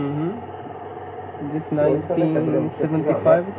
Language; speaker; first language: English; non-native, learner; Japanese